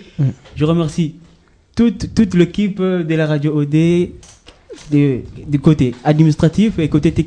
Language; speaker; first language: French; native; French